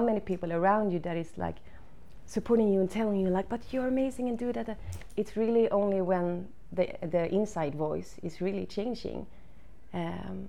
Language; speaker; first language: English; non-native, fluent; Swedish